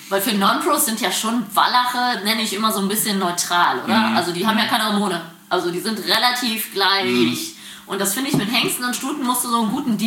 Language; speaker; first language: German; native; German